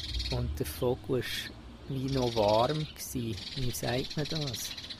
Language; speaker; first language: German; native; German